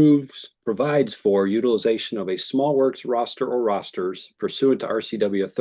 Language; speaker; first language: English; native; English